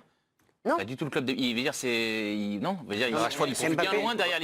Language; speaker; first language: French; native; French